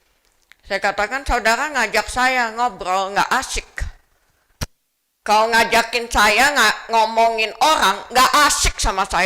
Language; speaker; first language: Indonesian; native; Indonesian